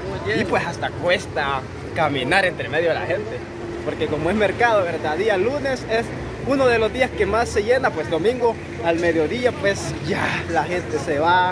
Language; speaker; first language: Spanish; native; Spanish